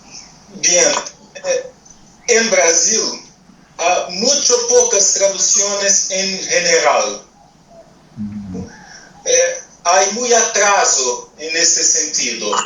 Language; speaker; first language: Spanish; non-native, learner; Portuguese